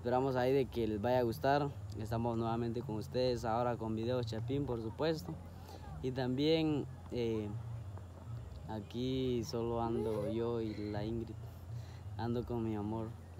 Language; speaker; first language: Spanish; native; Spanish